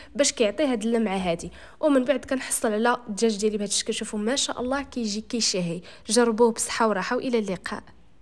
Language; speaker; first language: Arabic; native; Arabic